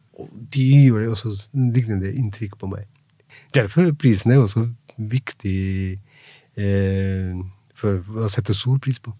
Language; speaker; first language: Norwegian; non-native, fluent; Punjabi